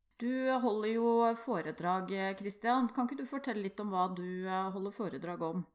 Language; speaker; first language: Norwegian; native; Norwegian